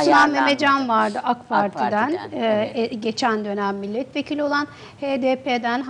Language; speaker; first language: Turkish; native; Turkish